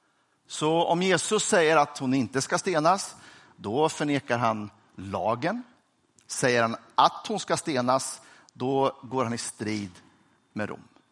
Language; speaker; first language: Swedish; native; Swedish